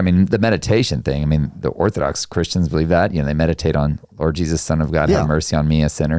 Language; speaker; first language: English; native; English